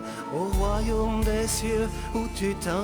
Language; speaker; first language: French; non-native, local second language; Arabic